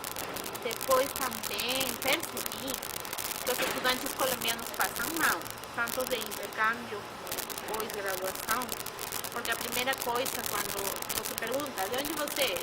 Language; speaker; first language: Portuguese; non-native, fluent; Spanish